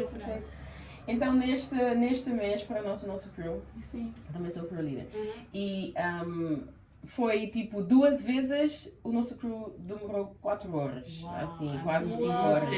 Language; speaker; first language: Portuguese; early bilingual, heritage; Portuguese